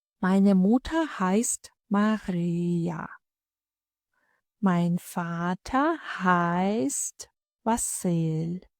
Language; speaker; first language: German; non-native, fluent; Ukrainian